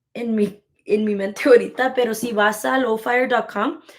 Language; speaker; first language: Spanish; early bilingual, heritage; Spanish